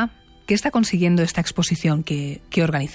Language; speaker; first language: Spanish; native; Spanish